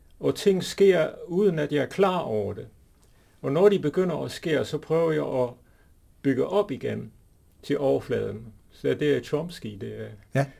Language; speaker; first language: Danish; non-native, fluent; English